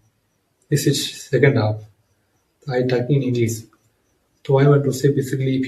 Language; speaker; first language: English; non-native, learner; Hindi